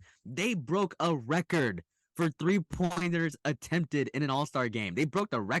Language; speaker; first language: English; native; English